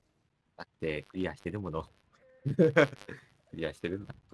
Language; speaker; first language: Japanese; native; Japanese